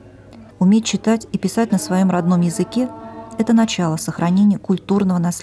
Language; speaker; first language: Russian; native; Russian